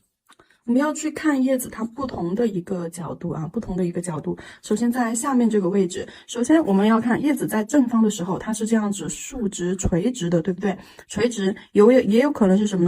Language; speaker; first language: Chinese; native; Chinese